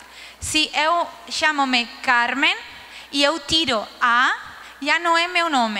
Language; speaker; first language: Portuguese; non-native, learner; Spanish